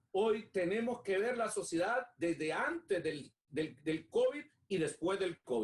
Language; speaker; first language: Spanish; native; Spanish